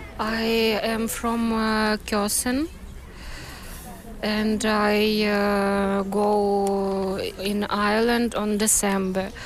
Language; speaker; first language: English; non-native, learner; Ukrainian